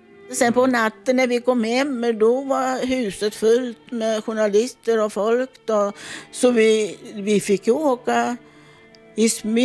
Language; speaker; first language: Swedish; non-native, fluent; Italian